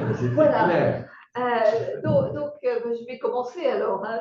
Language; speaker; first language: French; native; French